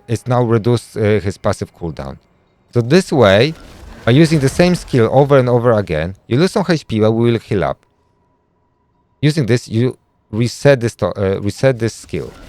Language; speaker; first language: English; non-native, fluent; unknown